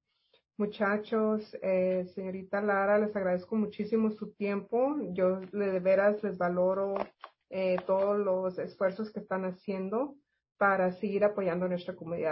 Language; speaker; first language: Spanish; native; Spanish